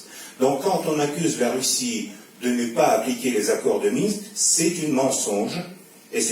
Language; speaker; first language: French; non-native, fluent; Russian